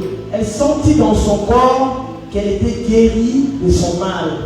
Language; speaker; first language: French; non-native, local second language; Lingala